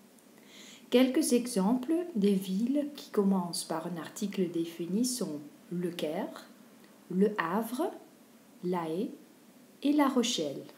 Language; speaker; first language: French; non-native, fluent; Dutch